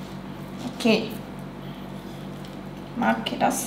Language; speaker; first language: German; non-native, learner; Thai